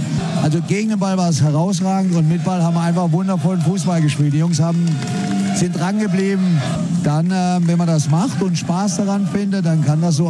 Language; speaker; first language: German; native; German